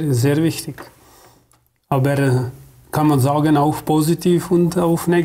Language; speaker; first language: German; non-native, fluent; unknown